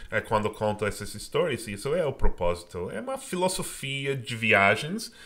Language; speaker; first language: Portuguese; non-native, fluent; English